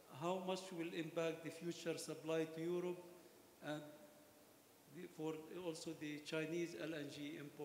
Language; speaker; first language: English; non-native, learner; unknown